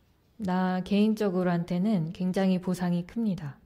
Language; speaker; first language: Korean; native; Korean